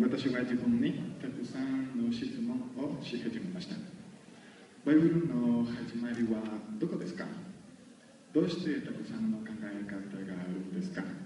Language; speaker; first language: Japanese; non-native, learner; Spanish